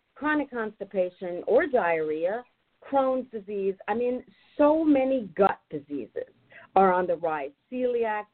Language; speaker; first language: English; non-native, fluent; German